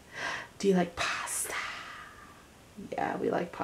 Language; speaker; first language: English; native; English